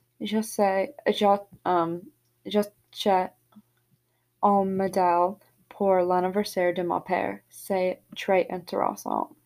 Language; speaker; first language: French; non-native, learner; English